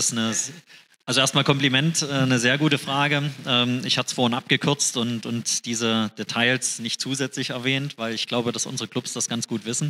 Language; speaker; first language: German; native; German